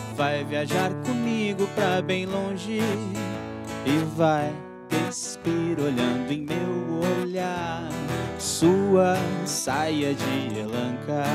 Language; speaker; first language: Portuguese; native; Portuguese